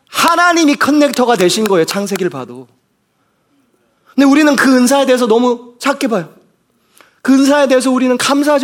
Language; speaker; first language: Korean; native; Korean